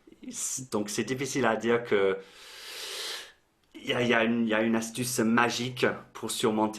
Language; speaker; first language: French; non-native, fluent; English